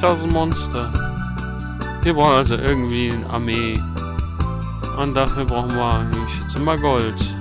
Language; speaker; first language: German; native; German